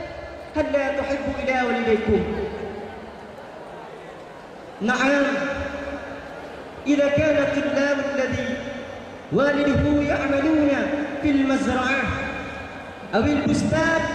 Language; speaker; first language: Arabic; non-native, learner; Indonesian